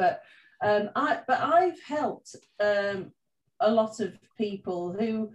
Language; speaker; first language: English; native; English